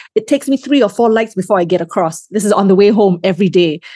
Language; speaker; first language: English; native; English